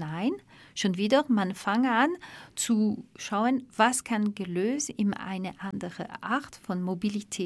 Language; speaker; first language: German; non-native, learner; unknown